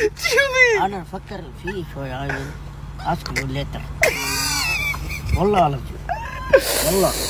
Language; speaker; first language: Arabic; non-native, learner; Urdu